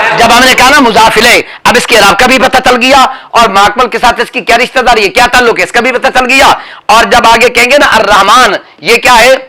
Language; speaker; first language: Urdu; non-native, local second language; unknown